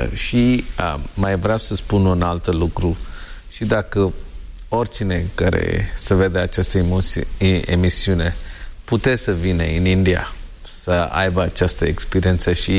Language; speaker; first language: Romanian; non-native, learner; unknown